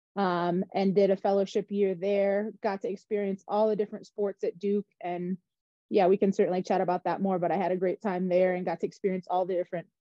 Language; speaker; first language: English; native; English